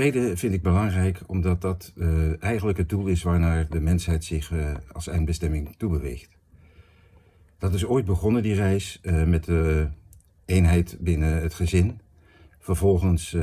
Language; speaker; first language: Dutch; native; Dutch